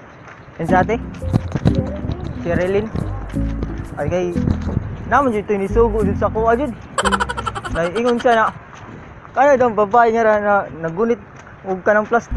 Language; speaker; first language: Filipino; non-native, local second language; Cebuano